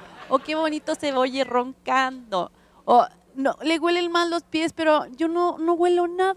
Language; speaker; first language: Spanish; native; Spanish